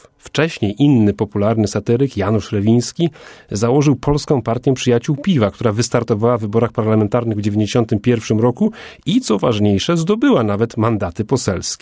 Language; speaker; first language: Polish; native; Polish